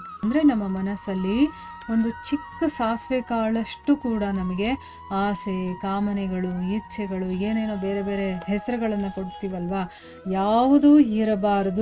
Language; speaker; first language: Kannada; native; Kannada